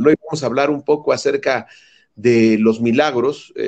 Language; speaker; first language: Spanish; native; Spanish